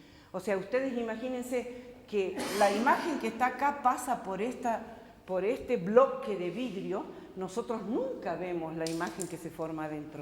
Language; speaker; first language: Spanish; native; Spanish